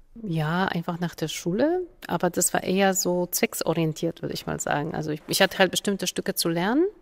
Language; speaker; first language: German; non-native, fluent; Polish